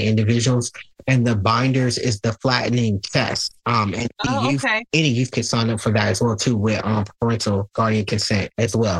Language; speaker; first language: English; native; English